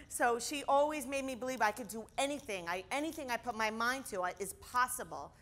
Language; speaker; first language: English; native; English